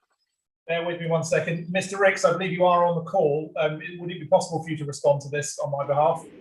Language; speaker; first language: English; native; English